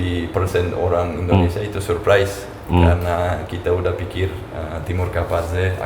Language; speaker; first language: Indonesian; non-native, fluent; Uzbek